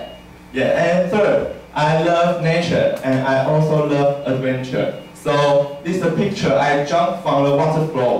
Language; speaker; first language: English; non-native, learner; Chinese